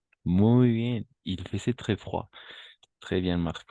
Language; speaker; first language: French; non-native, fluent; Spanish